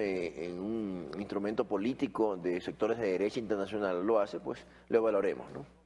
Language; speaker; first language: Spanish; native; Spanish